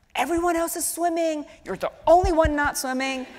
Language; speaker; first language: English; native; English